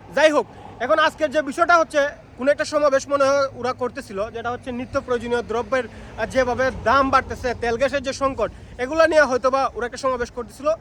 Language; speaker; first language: Bangla; native; Bangla